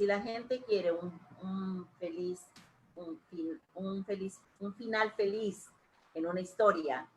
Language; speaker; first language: Spanish; native; Spanish